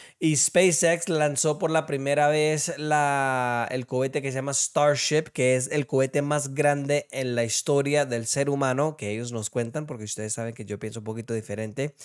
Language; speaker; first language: Spanish; early bilingual, heritage; Spanish